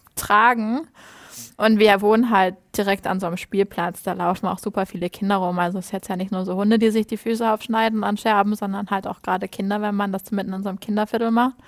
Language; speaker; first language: German; native; German